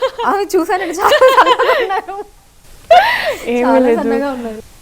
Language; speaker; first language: Telugu; native; Telugu